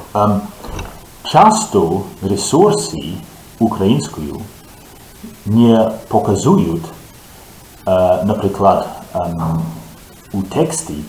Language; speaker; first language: Ukrainian; non-native, learner; English